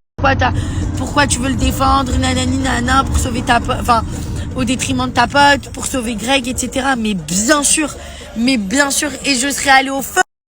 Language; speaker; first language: French; native; French